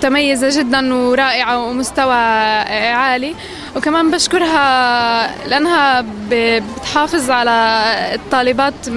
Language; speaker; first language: Arabic; native; Arabic